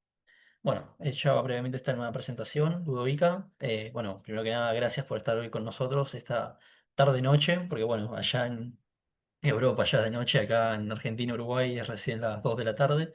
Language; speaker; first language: Spanish; native; Spanish